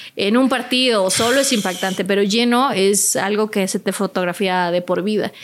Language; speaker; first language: Spanish; native; Spanish